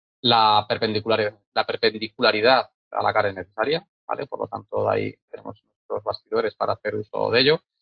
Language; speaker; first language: Spanish; native; Spanish